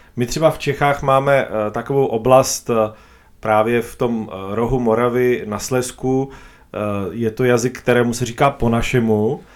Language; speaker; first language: Czech; native; Czech